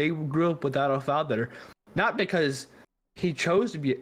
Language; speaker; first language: English; native; English